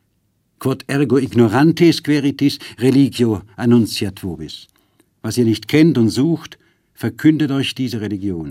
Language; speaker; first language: German; native; German